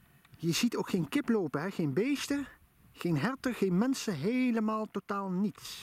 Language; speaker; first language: Dutch; native; Dutch